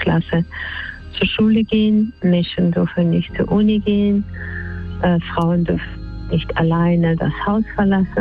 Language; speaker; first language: German; non-native, fluent; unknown